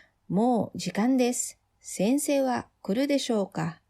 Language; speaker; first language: Japanese; non-native, fluent; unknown